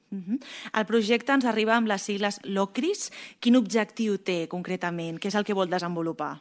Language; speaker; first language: Catalan; native; Catalan